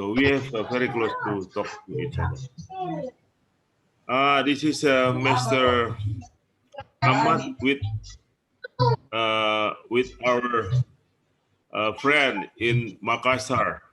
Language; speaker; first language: English; non-native, learner; Indonesian